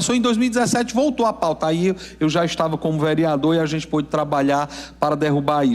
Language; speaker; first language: Portuguese; native; Portuguese